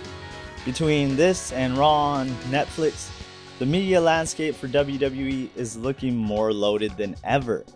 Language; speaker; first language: English; native; English